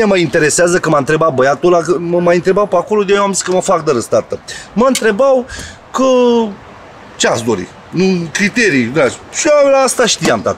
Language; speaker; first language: Romanian; native; Romanian